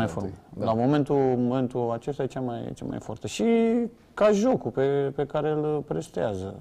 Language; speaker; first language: Romanian; native; Romanian